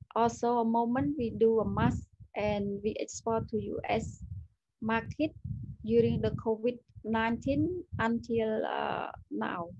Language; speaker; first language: English; non-native, learner; Khmer